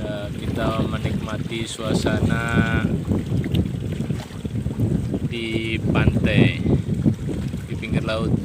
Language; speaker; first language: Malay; non-native, local second language; Javanese